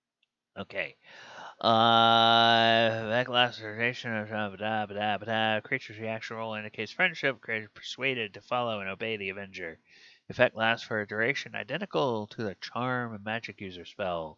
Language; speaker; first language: English; native; English